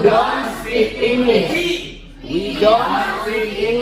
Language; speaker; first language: English; non-native, learner; Indonesian